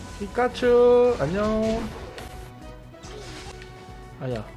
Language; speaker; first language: Korean; native; Korean